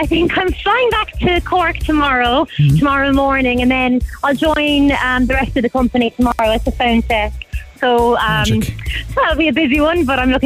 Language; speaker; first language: English; native; English